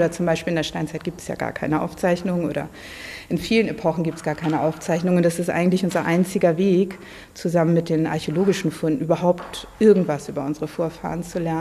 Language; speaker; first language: German; native; German